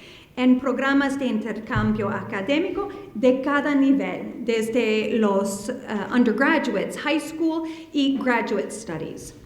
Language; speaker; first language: Spanish; non-native, fluent; English